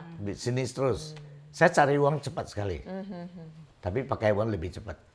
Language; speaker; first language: Indonesian; non-native, local second language; Min Nan Chinese